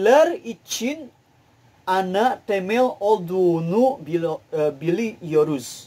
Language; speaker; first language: Turkish; non-native, learner; Indonesian